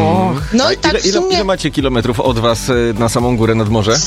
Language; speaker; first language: Polish; native; Polish